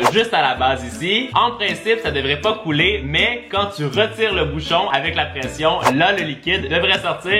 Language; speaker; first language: French; native; French